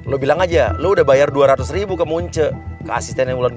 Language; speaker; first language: Indonesian; native; Indonesian